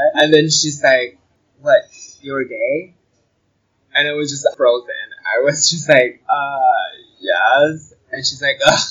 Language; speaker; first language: English; non-native, fluent; Chinese